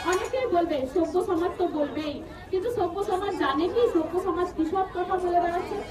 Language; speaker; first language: Bangla; non-native, local second language; Santali